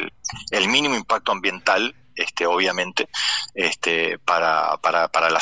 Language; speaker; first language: Spanish; native; Spanish